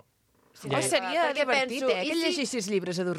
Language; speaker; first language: Catalan; native; Catalan